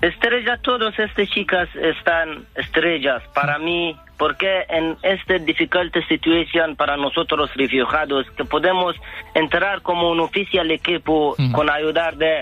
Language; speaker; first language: Spanish; non-native, learner; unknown